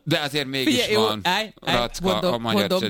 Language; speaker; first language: Hungarian; native; Hungarian